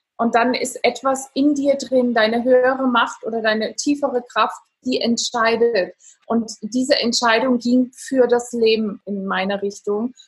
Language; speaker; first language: German; non-native, fluent; Italian